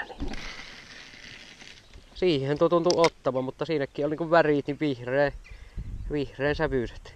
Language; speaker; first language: Finnish; native; Finnish